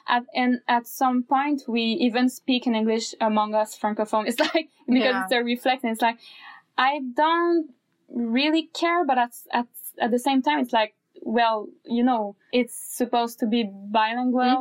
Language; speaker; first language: English; non-native, fluent; French